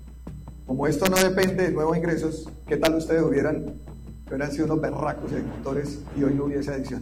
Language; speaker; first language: Spanish; native; Spanish